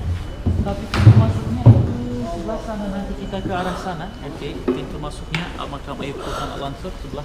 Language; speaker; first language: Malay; non-native, fluent; Turkish